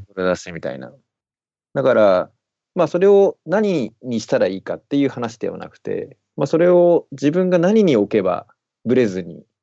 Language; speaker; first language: Japanese; native; Japanese